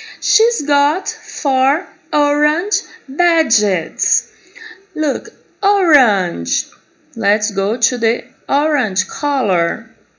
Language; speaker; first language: English; non-native, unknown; Portuguese